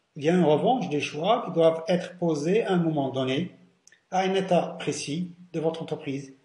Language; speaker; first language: French; non-native, local second language; Arabic